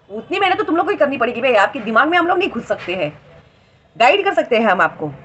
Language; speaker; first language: Hindi; non-native, local second language; Marathi